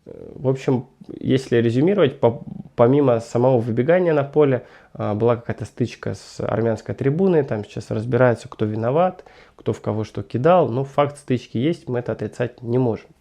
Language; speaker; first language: Russian; native; Russian